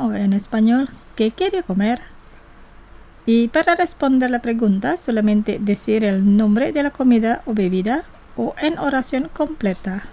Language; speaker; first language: Spanish; non-native, fluent; Indonesian